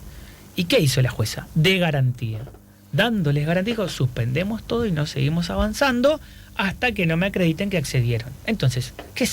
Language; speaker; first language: Spanish; native; Spanish